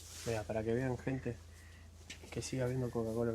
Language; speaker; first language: Spanish; native; Spanish